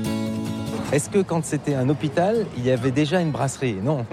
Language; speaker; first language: French; native; French